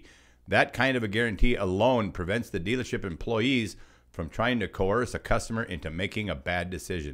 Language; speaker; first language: English; native; English